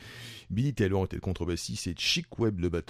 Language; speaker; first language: French; native; French